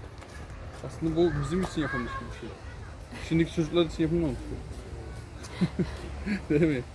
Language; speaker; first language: Turkish; native; Turkish